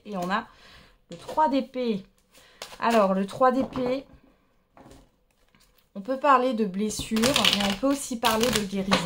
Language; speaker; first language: French; native; French